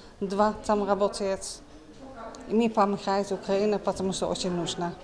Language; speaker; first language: Russian; non-native, learner; Dutch